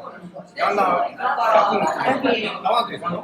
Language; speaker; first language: Japanese; native; Japanese